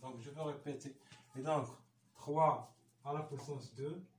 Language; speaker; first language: French; non-native, local second language; Arabic